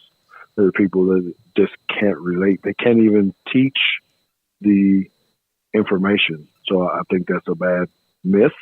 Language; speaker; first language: English; native; English